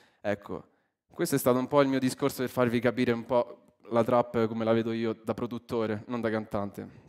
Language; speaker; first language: Italian; early bilingual, other home language; English